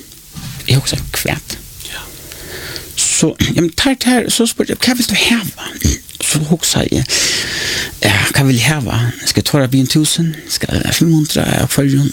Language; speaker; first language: Norwegian; non-native, learner; Faroese